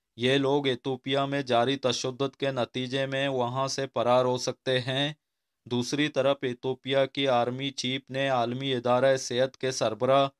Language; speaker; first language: Urdu; non-native, local second language; Baluchi